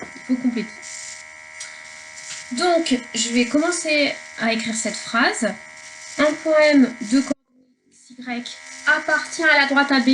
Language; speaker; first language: French; native; French